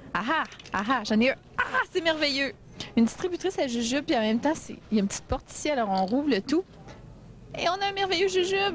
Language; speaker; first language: French; native; French